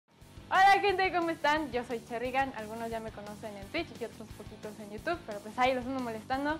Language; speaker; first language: Spanish; native; Spanish